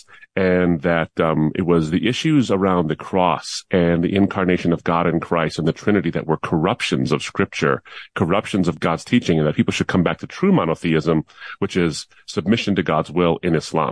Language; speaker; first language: English; native; English